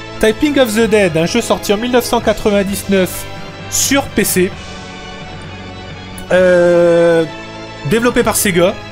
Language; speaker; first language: French; native; French